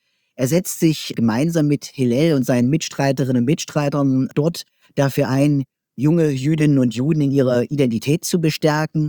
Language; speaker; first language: German; native; German